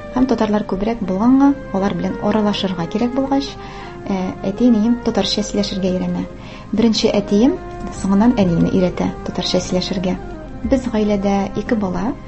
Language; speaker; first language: Tatar; non-native, local second language; Russian